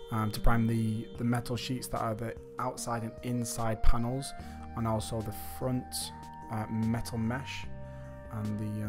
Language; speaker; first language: English; native; English